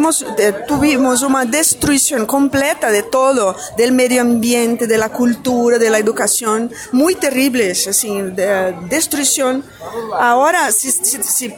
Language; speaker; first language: Spanish; non-native, fluent; Portuguese